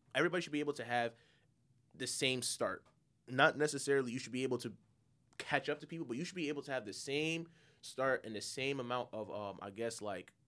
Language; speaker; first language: English; early bilingual, other home language; Yoruba